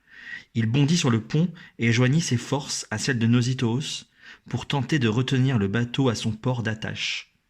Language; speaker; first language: French; native; French